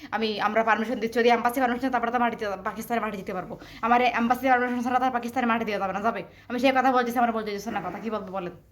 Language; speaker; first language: Bangla; native; Bangla